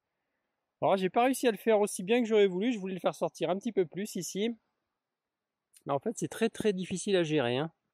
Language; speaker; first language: French; native; French